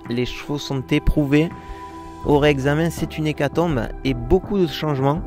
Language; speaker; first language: French; native; French